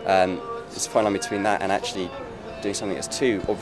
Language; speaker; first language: English; native; English